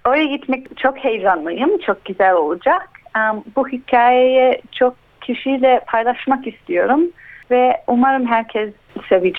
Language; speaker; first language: Turkish; early bilingual, heritage; Turkish